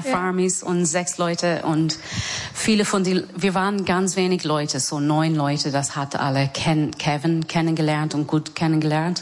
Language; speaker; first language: German; non-native, learner; English